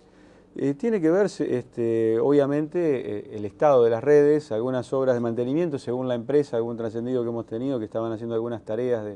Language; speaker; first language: Spanish; native; Spanish